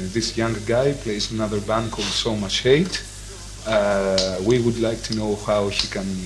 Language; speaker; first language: English; non-native, fluent; Greek